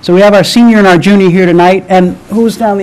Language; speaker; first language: English; native; English